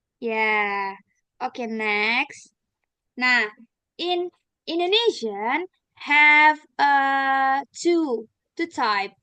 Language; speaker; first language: English; non-native, learner; Indonesian